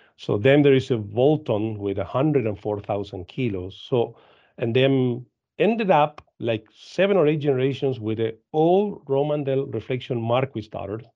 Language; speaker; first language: English; non-native, fluent; Spanish